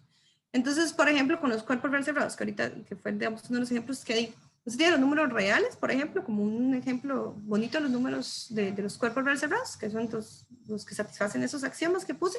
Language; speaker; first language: Spanish; native; Spanish